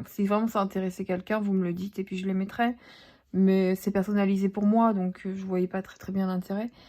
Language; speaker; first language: French; native; French